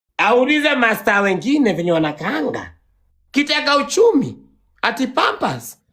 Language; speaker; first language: Swahili; non-native, local second language; Kikuyu